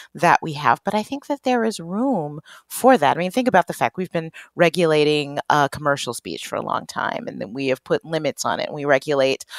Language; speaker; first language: English; native; English